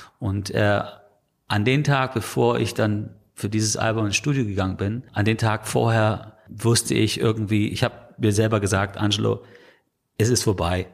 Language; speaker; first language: German; non-native, fluent; English